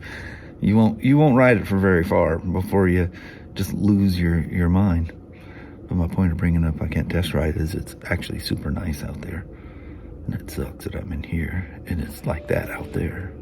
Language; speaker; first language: English; native; English